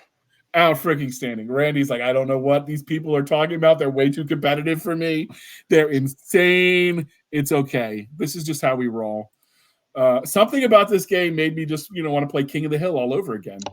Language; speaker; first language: English; native; English